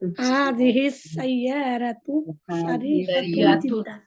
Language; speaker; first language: Arabic; non-native, learner; Bangla